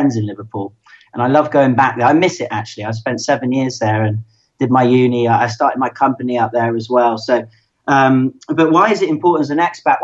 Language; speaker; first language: English; native; English